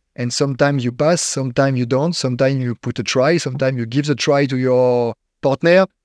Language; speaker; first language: English; non-native, fluent; French